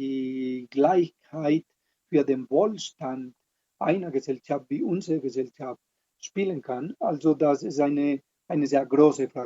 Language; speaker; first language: German; non-native, fluent; Spanish